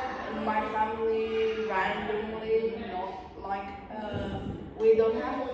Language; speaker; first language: English; non-native, learner; Vietnamese